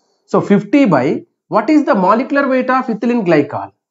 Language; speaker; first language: English; non-native, local second language; Telugu